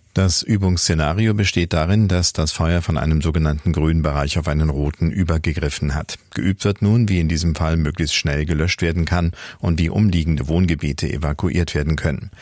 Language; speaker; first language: German; native; German